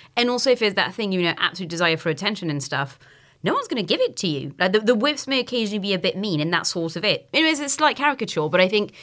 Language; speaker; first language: English; non-native, fluent; French